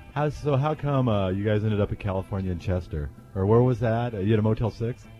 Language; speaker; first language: English; native; English